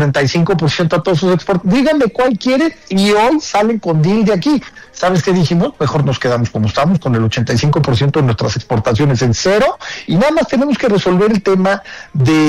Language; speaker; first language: Spanish; native; Spanish